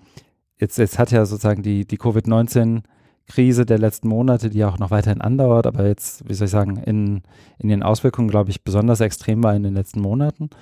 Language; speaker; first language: German; native; German